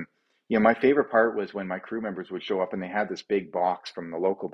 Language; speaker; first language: English; native; English